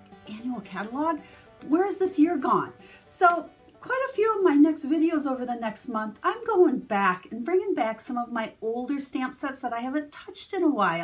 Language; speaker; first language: English; native; English